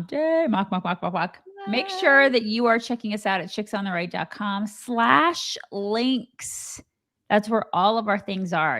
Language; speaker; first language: English; native; English